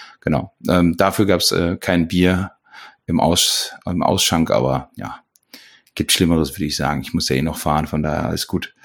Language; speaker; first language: German; native; German